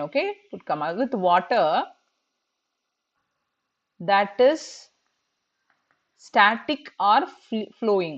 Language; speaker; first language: English; non-native, local second language; Tamil